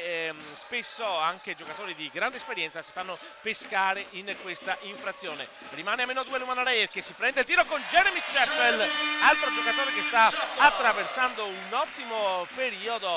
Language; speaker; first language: Italian; native; Italian